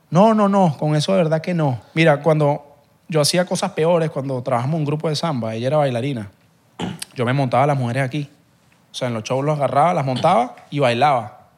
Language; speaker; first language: Spanish; native; Spanish